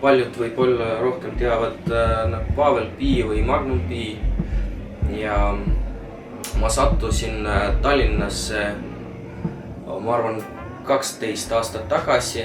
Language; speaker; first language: Estonian; non-native, local second language; Russian